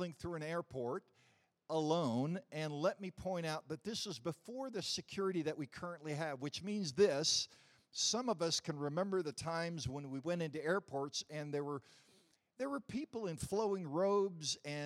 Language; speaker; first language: English; native; English